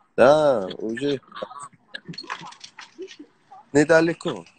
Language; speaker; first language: Russian; non-native, learner; Persian